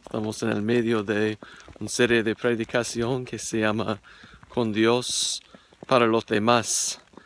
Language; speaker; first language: Spanish; non-native, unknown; English